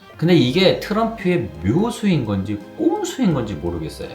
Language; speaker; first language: Korean; native; Korean